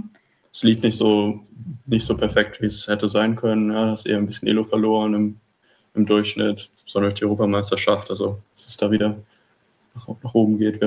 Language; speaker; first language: German; native; German